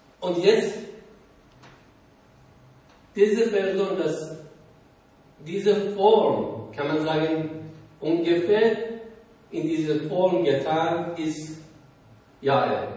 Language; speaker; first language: German; non-native, learner; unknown